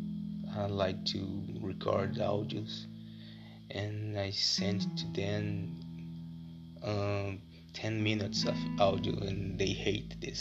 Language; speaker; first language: English; non-native, learner; Portuguese